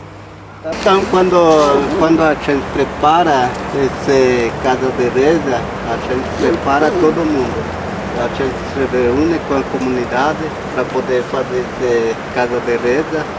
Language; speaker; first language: Portuguese; non-native, local second language; Guarani